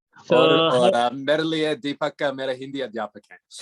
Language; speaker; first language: Hindi; non-native, learner; English